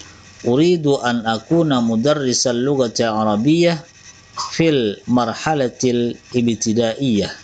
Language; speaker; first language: Arabic; non-native, fluent; Indonesian